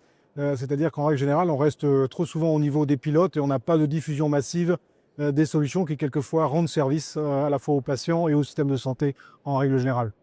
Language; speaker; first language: French; native; French